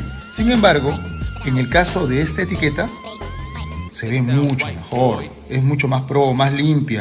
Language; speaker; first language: Spanish; native; Spanish